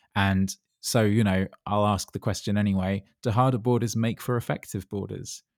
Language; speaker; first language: English; native; English